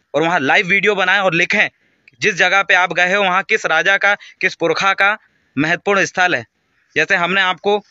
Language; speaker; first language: Hindi; native; Hindi